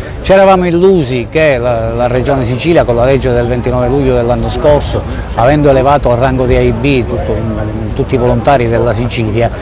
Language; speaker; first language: Italian; native; Italian